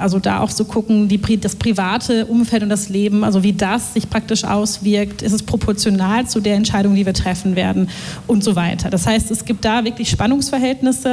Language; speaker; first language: German; native; German